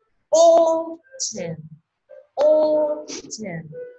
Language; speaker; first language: English; non-native, fluent; Vietnamese